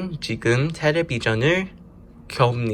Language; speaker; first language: Korean; non-native, learner; English